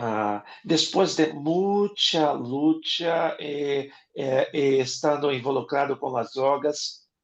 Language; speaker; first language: Spanish; non-native, fluent; Portuguese